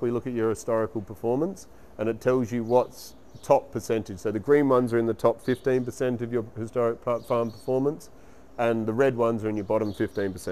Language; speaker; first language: English; native; English